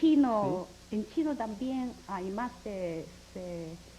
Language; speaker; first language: Spanish; non-native, learner; Chinese